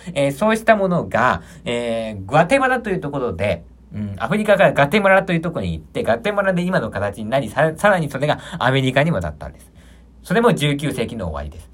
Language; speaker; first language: Japanese; native; Japanese